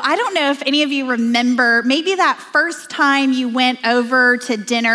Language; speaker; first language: English; native; English